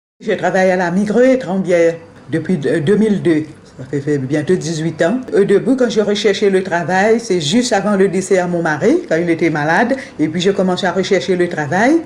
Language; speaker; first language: French; non-native, local second language; Morisyen